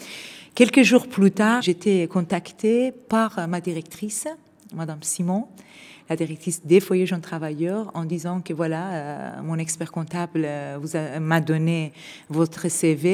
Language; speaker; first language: French; non-native, fluent; Persian